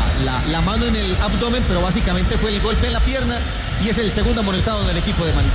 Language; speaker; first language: Spanish; native; Spanish